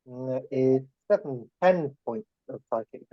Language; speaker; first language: English; native; English